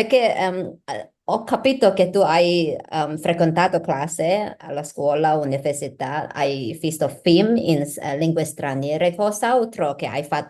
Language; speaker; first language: Italian; non-native, learner; Chinese